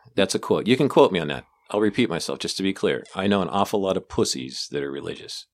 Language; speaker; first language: English; native; English